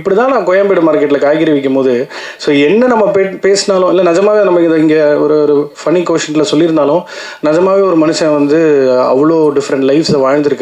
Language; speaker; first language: Tamil; native; Tamil